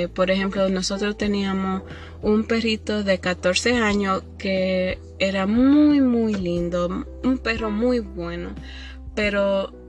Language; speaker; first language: Spanish; early bilingual, heritage; Spanish